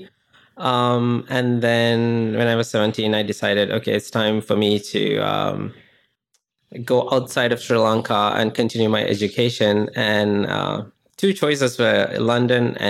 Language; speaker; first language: English; non-native, local second language; Sinhala